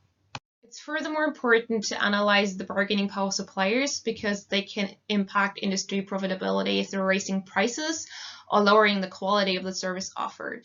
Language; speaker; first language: English; non-native, fluent; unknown